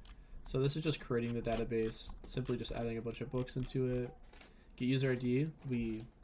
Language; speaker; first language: English; native; English